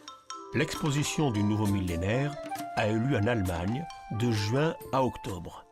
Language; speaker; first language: French; native; French